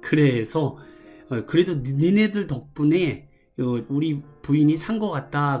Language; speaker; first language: Korean; native; Korean